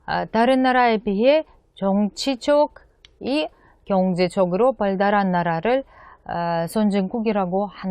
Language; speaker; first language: Korean; non-native, fluent; Russian